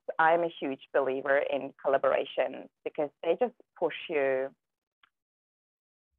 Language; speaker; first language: English; non-native, fluent; German